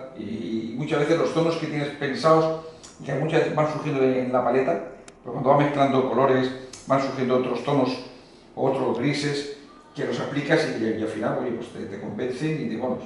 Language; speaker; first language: Spanish; native; Spanish